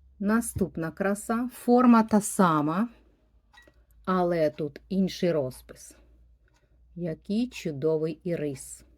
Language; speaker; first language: Ukrainian; native; Ukrainian